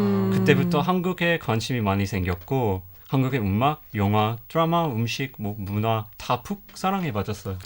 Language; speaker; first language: Korean; non-native, fluent; English